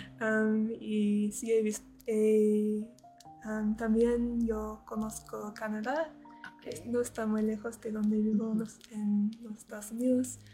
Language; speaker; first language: Spanish; non-native, learner; English